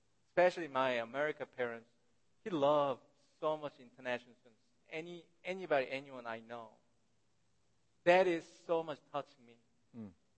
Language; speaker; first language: English; non-native, learner; Korean